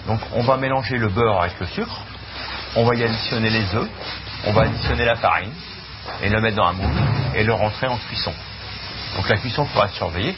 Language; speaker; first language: French; native; French